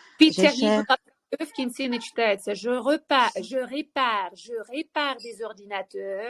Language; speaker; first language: French; non-native, fluent; Ukrainian